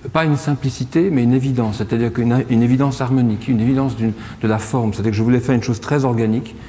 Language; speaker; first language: French; native; French